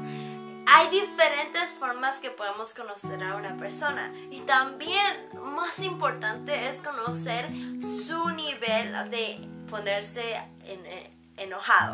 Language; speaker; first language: Spanish; early bilingual, heritage; Spanish